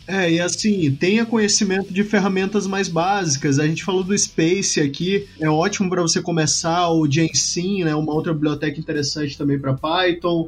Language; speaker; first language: Portuguese; native; Portuguese